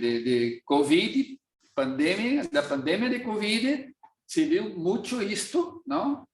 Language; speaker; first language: Portuguese; non-native, fluent; Spanish